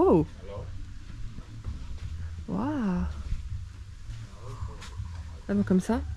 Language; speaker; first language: French; native; French